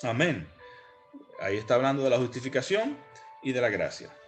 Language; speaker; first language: Spanish; native; Spanish